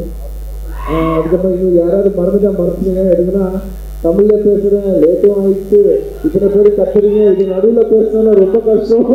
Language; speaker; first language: Tamil; non-native, fluent; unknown